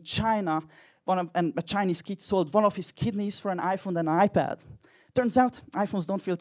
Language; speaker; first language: English; non-native, fluent; Hungarian